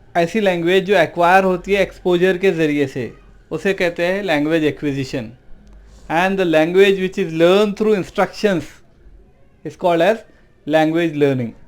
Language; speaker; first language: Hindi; non-native, local second language; Urdu